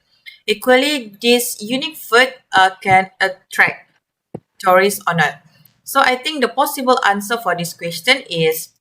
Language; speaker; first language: English; non-native, learner; Malay